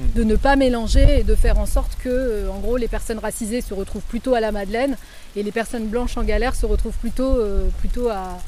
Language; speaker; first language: French; native; French